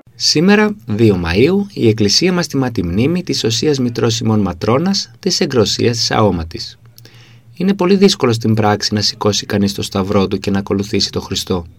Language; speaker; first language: Greek; native; Greek